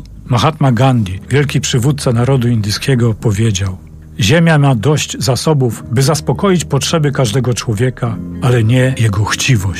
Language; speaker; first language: Polish; native; Polish